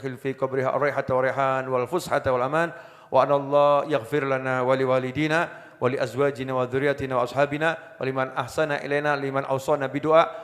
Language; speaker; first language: Indonesian; native; Indonesian